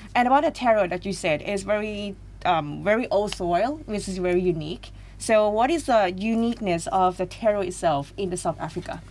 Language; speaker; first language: English; non-native, fluent; Thai